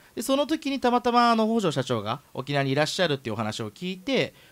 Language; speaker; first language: Japanese; native; Japanese